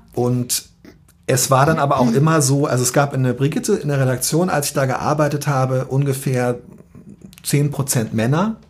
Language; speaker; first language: German; native; German